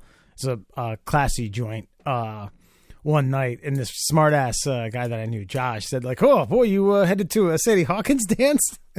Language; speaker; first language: English; native; English